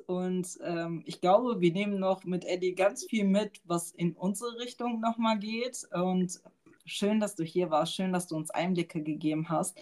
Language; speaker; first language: German; early bilingual, other home language; Turkish